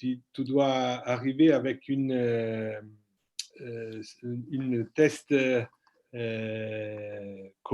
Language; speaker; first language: French; non-native, fluent; Italian